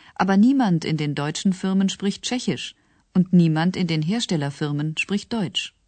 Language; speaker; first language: German; native; German